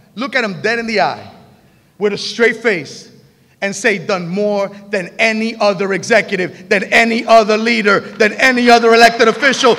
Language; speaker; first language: English; early bilingual, other home language; Spanish